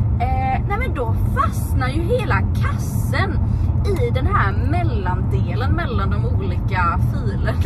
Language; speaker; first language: Swedish; native; Swedish